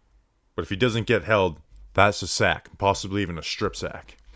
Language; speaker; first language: English; native; English